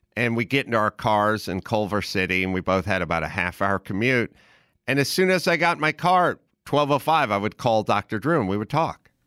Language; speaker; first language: English; native; English